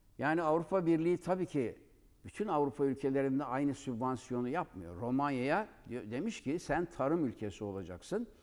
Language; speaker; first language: Turkish; native; Turkish